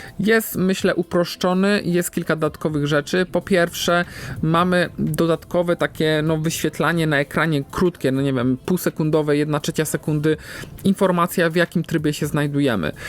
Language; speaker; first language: Polish; native; Polish